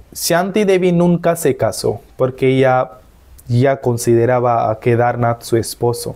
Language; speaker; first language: Spanish; non-native, fluent; Hindi